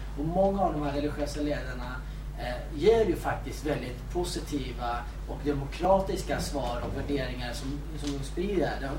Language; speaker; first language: Swedish; early bilingual, other home language; Kurdish